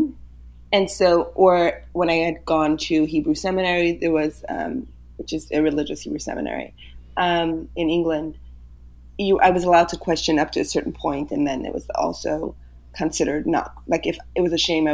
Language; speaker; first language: English; early bilingual, other home language; Yiddish